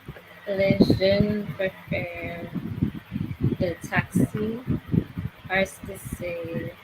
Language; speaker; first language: French; non-native, learner; English